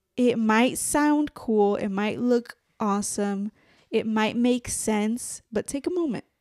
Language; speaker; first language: English; early bilingual, other home language; Spanish